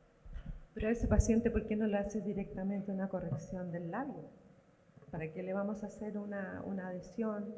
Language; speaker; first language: Spanish; native; Spanish